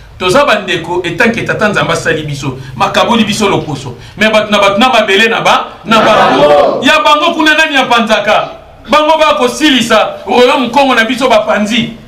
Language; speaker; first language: Lingala; non-native, local second language; Kongo